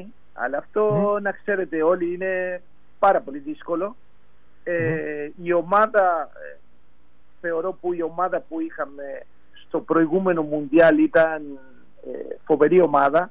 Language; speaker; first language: Greek; non-native, fluent; Spanish